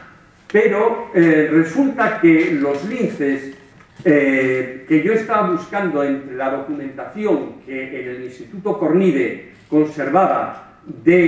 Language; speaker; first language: Spanish; native; Spanish